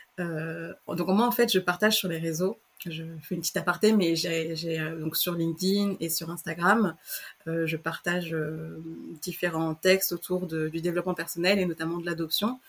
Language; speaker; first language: French; native; French